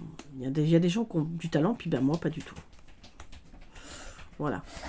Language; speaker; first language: French; native; French